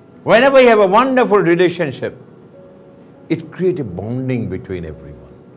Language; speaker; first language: English; non-native, local second language; Bangla